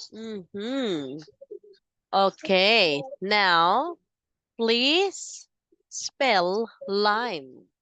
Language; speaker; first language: English; non-native, fluent; Filipino